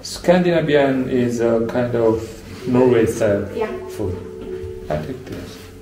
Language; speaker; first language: English; non-native, learner; Korean